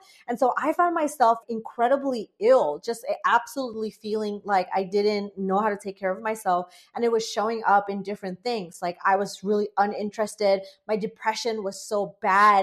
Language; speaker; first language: English; non-native, local second language; Bangla